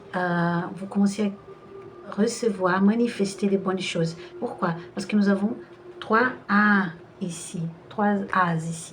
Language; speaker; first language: French; non-native, fluent; Portuguese